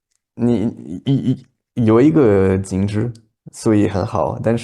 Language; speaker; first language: Chinese; non-native, learner; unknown